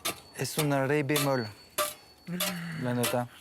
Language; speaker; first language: Spanish; non-native, learner; French